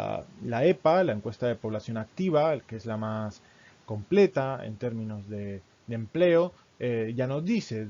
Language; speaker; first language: Spanish; native; Spanish